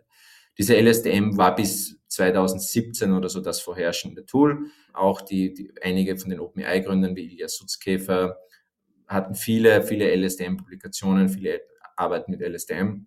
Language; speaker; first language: German; native; German